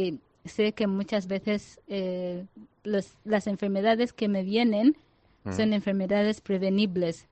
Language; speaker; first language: Spanish; non-native, fluent; Ganda